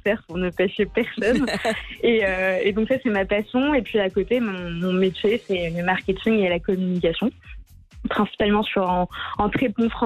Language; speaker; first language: French; non-native, local second language; Arabic